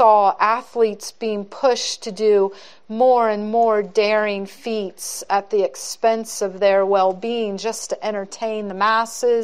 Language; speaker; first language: English; native; English